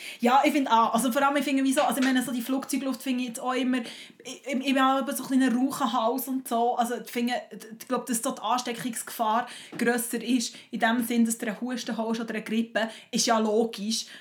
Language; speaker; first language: German; native; German